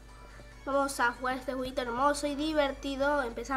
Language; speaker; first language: Spanish; native; Spanish